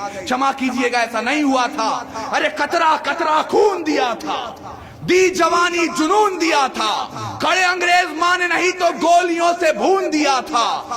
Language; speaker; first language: Hindi; native; Hindi